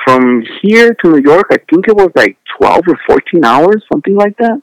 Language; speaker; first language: English; early bilingual, other home language; Spanish